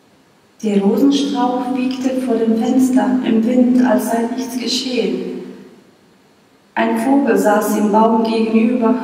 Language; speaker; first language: German; non-native, fluent; Bosnian